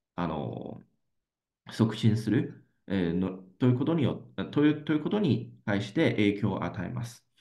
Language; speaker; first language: Japanese; non-native, fluent; Chinese